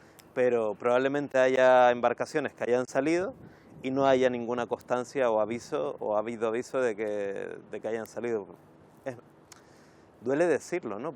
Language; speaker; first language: Spanish; native; Spanish